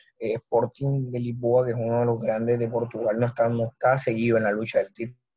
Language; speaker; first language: Spanish; native; Spanish